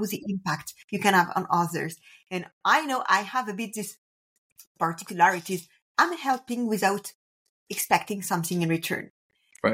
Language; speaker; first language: English; non-native, fluent; French